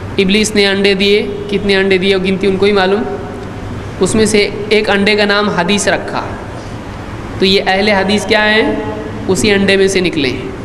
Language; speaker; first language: Urdu; native; Urdu